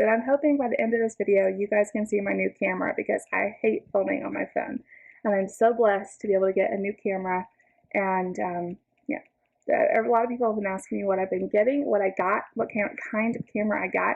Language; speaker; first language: English; native; English